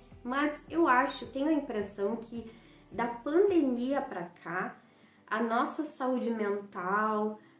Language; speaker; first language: Portuguese; native; Portuguese